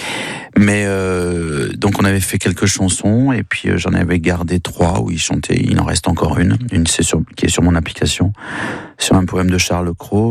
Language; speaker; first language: French; native; French